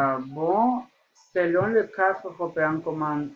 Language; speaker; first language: French; non-native, learner; Spanish